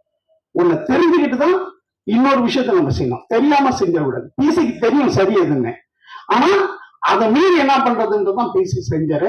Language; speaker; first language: Tamil; native; Tamil